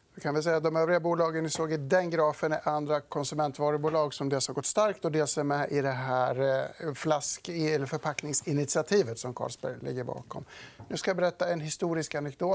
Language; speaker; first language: Swedish; native; Swedish